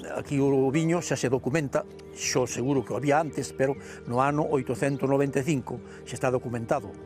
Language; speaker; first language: Galician; native; Galician